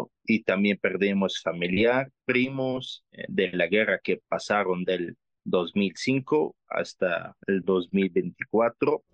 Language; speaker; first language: Spanish; non-native, learner; Arabic